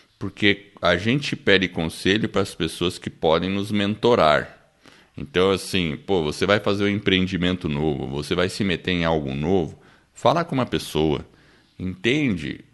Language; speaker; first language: Portuguese; early bilingual, other home language; English